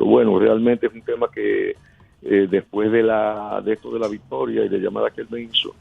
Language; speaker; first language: Spanish; native; Spanish